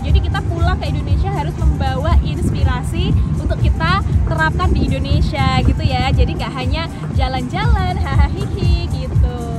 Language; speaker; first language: Indonesian; native; Indonesian